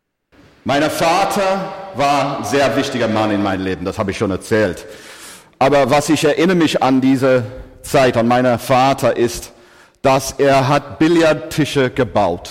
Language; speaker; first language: German; non-native, fluent; English